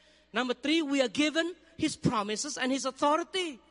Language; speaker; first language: English; non-native, fluent; Indonesian